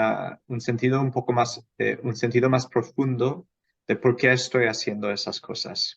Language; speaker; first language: Spanish; non-native, fluent; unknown